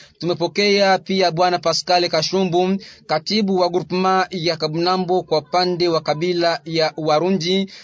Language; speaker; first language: Swahili; native; Swahili